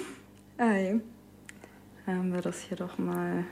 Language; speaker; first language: German; native; German